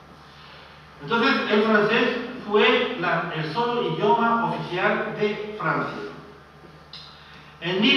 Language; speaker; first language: Spanish; non-native, fluent; French